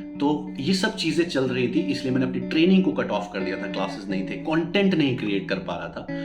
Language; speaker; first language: Hindi; native; Hindi